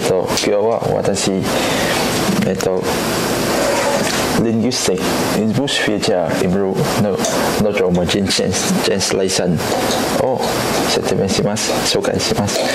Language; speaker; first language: Japanese; non-native, learner; Cantonese